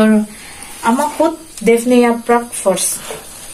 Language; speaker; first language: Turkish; non-native, learner; Indonesian